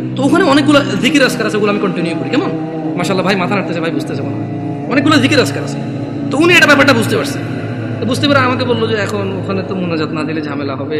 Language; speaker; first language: Bangla; early bilingual, heritage; Bangla